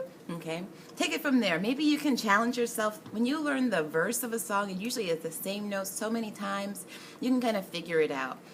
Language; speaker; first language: English; native; English